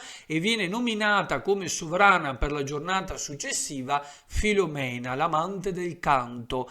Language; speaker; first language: Italian; native; Italian